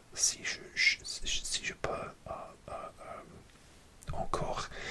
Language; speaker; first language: French; non-native, learner; English